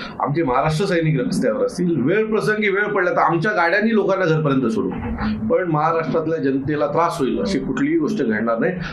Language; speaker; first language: Marathi; native; Marathi